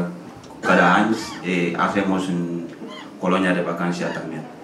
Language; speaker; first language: Spanish; non-native, learner; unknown